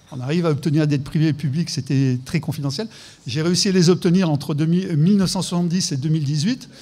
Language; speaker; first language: French; native; French